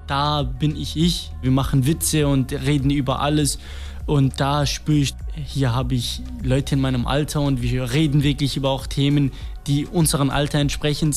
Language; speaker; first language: German; non-native, fluent; Kurdish